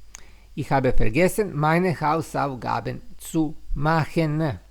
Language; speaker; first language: German; non-native, learner; Serbian